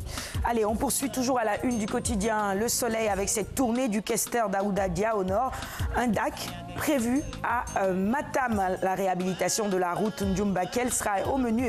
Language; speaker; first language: French; non-native, local second language; Wolof